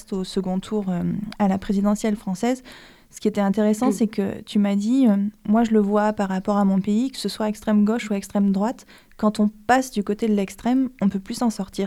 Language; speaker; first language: French; native; French